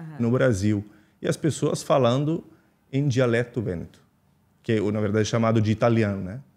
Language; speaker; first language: Portuguese; non-native, fluent; Italian